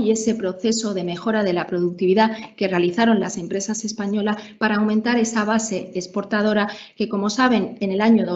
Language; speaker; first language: Spanish; native; Spanish